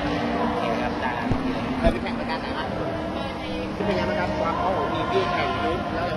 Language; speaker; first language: Thai; native; Thai